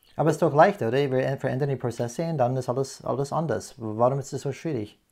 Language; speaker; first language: German; non-native, fluent; English